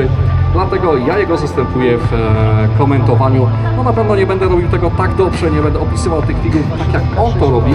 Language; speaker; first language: Polish; native; Polish